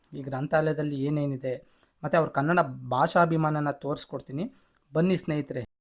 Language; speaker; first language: Kannada; native; Kannada